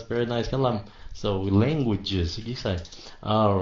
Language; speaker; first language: English; non-native, fluent; Vietnamese